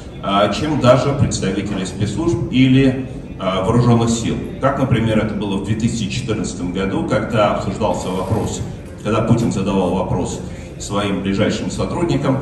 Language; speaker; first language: Russian; native; Russian